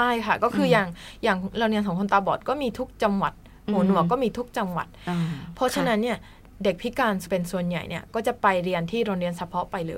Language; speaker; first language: Thai; non-native, fluent; Japanese